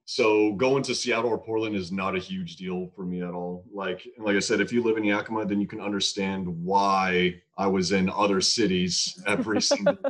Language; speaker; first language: English; native; English